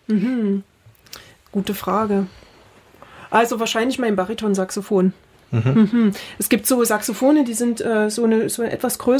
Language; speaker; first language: German; native; German